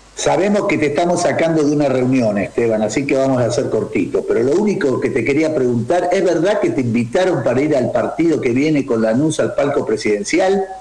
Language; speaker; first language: Spanish; native; Spanish